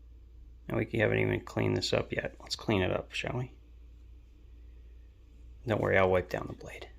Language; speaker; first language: English; native; English